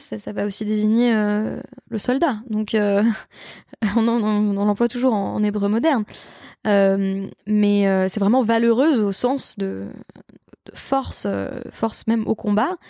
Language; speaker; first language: French; native; French